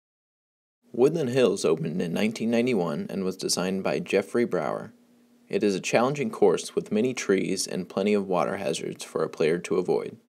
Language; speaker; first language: English; native; English